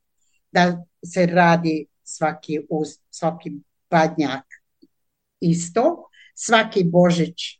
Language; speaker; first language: Croatian; native; Croatian